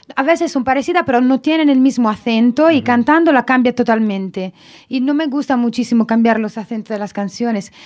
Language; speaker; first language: Spanish; non-native, fluent; Italian